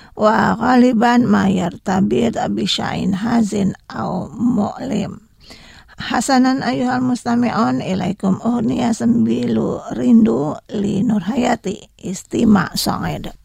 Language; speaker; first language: Arabic; non-native, fluent; Indonesian